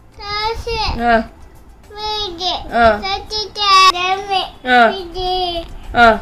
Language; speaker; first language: English; non-native, learner; Kannada